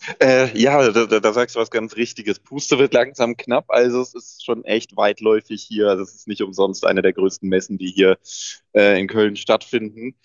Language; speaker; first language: German; native; German